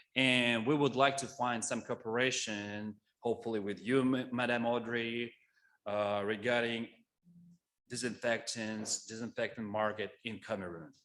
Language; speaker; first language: English; non-native, fluent; Russian